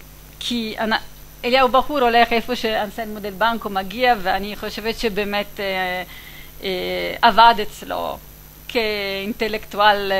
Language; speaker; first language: Hebrew; non-native, fluent; Italian